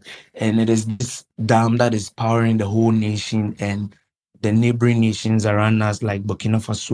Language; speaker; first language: English; non-native, local second language; Akan